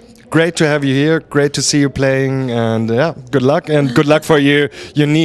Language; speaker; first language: English; non-native, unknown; German